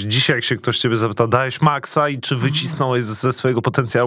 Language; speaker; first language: Polish; native; Polish